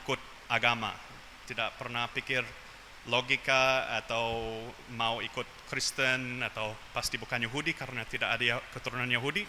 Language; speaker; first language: Indonesian; non-native, fluent; English